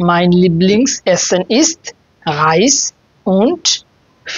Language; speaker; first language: German; non-native, learner; Bangla